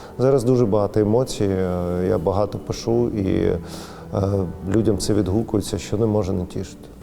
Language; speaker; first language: Ukrainian; non-native, local second language; Russian